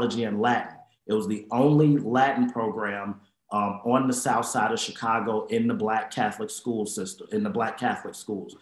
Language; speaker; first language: English; native; English